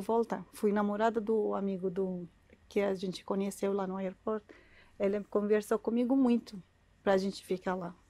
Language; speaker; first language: Portuguese; non-native, learner; Arabic